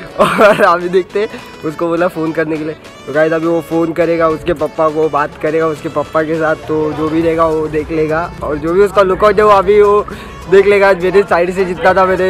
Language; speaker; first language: Hindi; non-native, local second language; Marathi